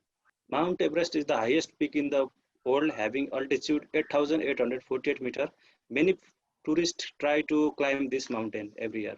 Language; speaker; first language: English; non-native, fluent; Nepali